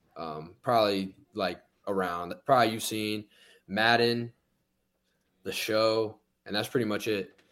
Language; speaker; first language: English; native; English